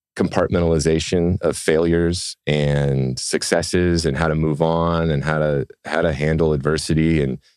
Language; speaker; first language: English; native; English